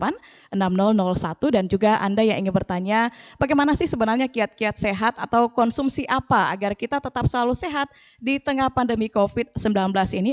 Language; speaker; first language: Indonesian; native; Indonesian